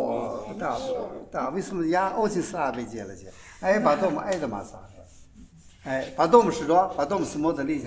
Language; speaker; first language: Russian; non-native, learner; Chinese